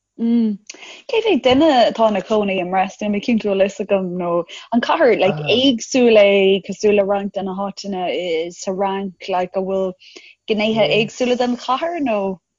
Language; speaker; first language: Irish; non-native, local second language; English